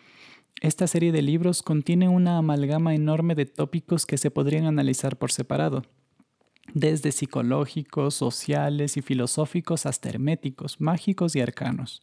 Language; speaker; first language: Spanish; native; Spanish